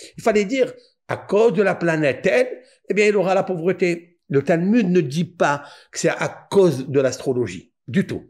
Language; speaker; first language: French; native; French